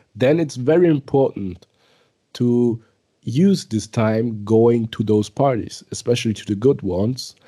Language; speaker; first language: English; early bilingual, other home language; German